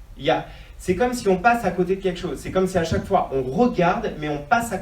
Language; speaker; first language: French; native; French